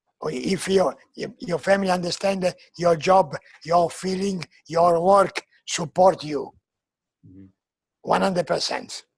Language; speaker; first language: English; non-native, learner; Italian